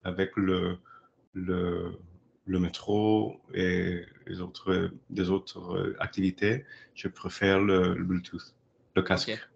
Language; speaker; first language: French; non-native, learner; English